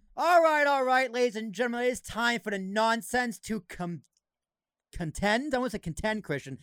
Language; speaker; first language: English; native; English